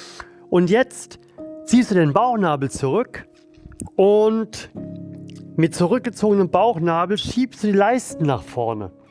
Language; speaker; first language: German; native; German